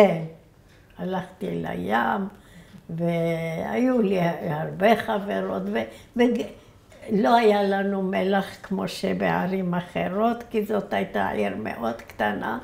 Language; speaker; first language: Hebrew; early bilingual, other home language; Arabic